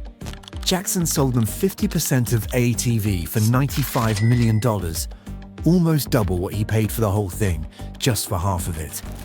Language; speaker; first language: English; native; English